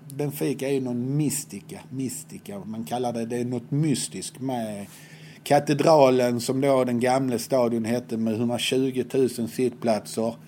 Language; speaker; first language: Swedish; native; Swedish